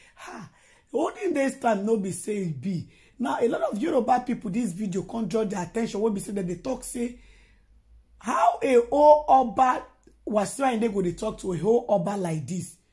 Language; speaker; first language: Nigerian Pidgin; non-native, local second language; Yoruba